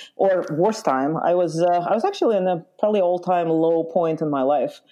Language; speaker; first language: English; early bilingual, other home language; Lithuanian